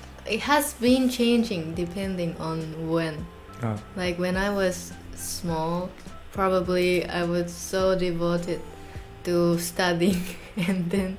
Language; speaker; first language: English; non-native, fluent; Japanese